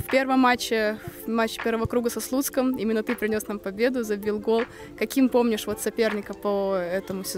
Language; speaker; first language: Russian; native; Russian